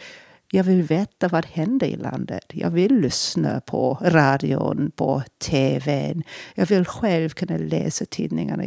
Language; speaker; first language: Swedish; non-native, fluent; English